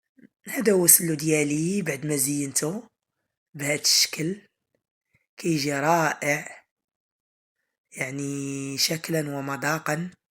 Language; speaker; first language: Arabic; native; Arabic